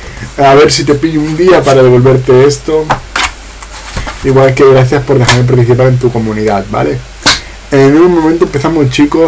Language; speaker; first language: Spanish; native; Spanish